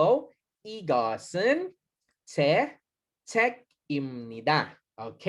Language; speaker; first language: Korean; non-native, learner; Hiligaynon